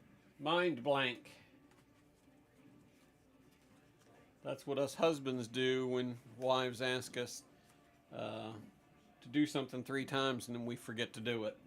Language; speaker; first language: English; native; English